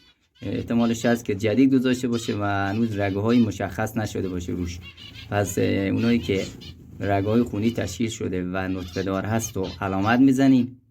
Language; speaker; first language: Persian; native; Persian